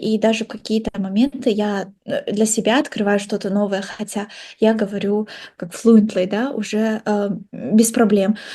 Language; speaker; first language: Russian; non-native, local second language; Kazakh